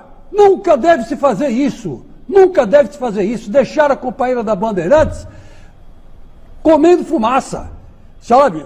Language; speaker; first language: Portuguese; native; Portuguese